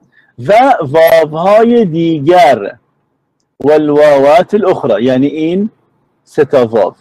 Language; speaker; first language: Persian; native; Persian